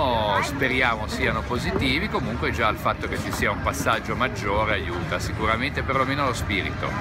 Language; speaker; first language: Italian; native; Italian